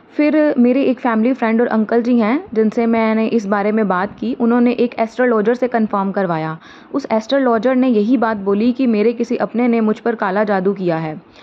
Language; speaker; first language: Hindi; native; Hindi